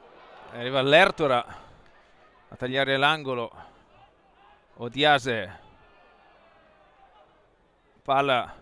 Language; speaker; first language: Italian; native; Italian